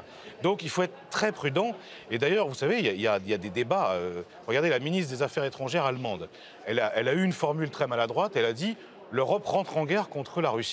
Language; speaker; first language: French; native; French